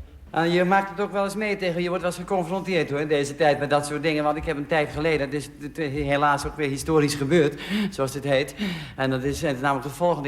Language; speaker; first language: Dutch; native; Dutch